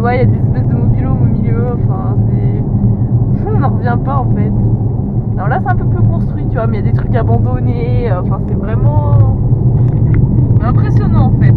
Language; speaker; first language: French; native; French